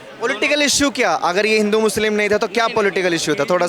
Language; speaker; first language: Hindi; native; Hindi